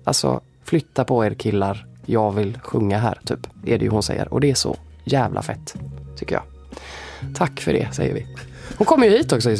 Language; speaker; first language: Swedish; native; Swedish